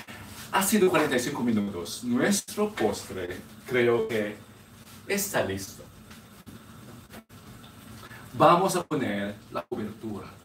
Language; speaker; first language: Spanish; non-native, learner; Filipino